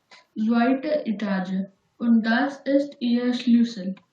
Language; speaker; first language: German; non-native, learner; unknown